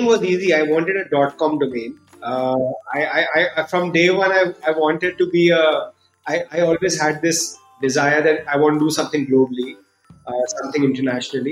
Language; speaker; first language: English; non-native, local second language; Hindi